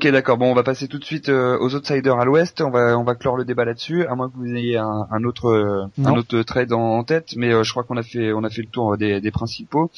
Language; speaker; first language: French; native; French